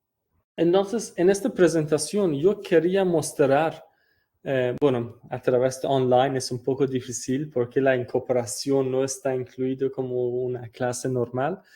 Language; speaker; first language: Spanish; non-native, fluent; Persian